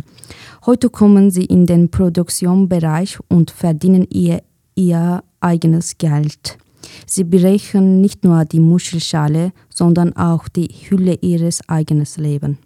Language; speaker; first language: German; non-native, fluent; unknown